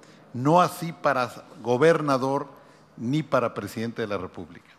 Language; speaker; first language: Spanish; native; Spanish